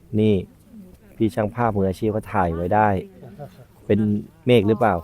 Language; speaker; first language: Thai; native; Thai